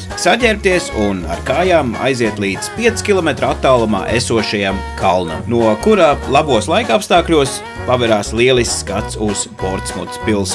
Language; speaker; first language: Latvian; native; Latvian